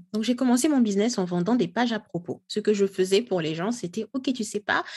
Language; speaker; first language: French; non-native, local second language; Lingala